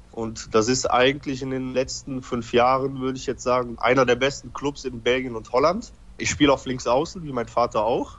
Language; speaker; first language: German; early bilingual, other home language; Polish